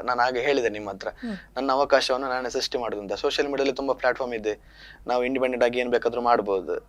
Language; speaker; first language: Kannada; non-native, local second language; Tulu